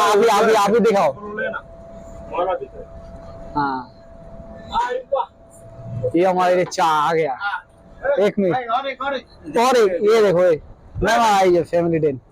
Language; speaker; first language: Hindi; non-native, learner; Bangla